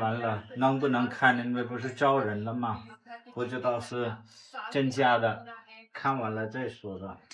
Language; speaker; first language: Chinese; non-native, learner; Hindi